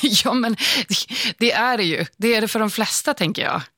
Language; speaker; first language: Swedish; native; Swedish